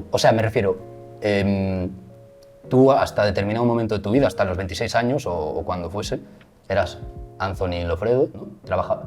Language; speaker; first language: Spanish; native; Spanish